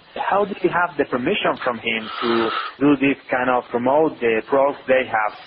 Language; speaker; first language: English; non-native, fluent; Spanish